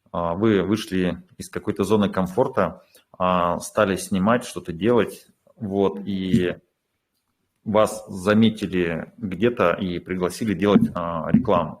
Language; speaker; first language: Russian; native; Russian